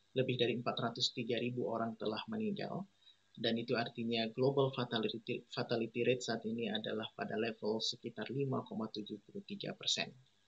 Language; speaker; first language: Indonesian; native; Indonesian